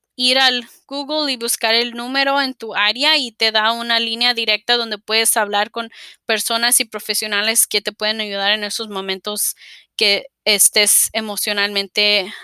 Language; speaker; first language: Spanish; early bilingual, heritage; Spanish